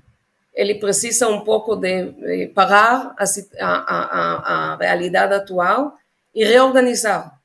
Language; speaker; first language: Portuguese; non-native, fluent; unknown